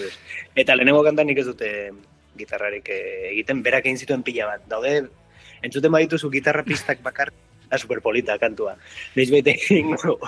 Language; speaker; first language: Basque; native; Basque